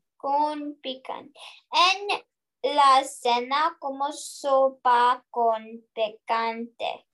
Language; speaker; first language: Spanish; non-native, learner; English